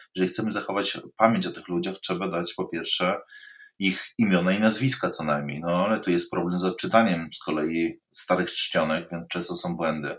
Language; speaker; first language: Polish; native; Polish